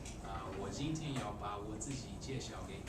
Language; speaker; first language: Chinese; non-native, fluent; English